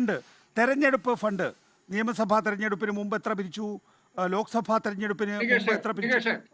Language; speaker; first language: Malayalam; native; Malayalam